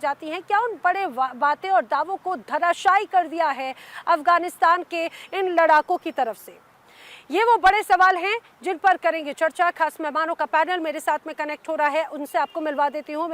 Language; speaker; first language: Hindi; native; Hindi